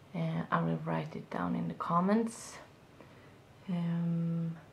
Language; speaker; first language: English; non-native, fluent; Swedish